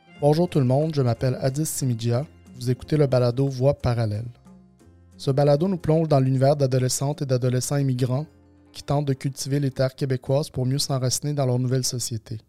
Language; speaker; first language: French; native; French